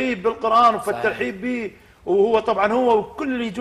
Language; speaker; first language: Arabic; native; Arabic